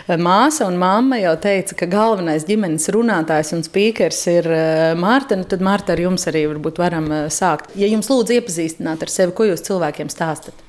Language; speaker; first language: Latvian; native; Latvian